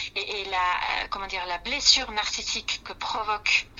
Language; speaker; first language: French; non-native, fluent; Spanish